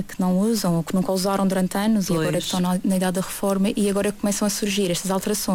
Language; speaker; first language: Portuguese; native; Portuguese